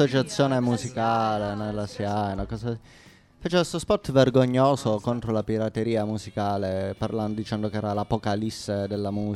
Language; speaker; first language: Italian; native; Italian